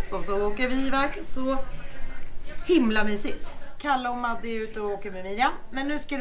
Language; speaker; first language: Swedish; native; Swedish